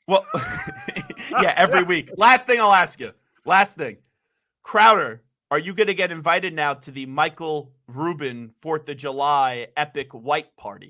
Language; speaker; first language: English; native; English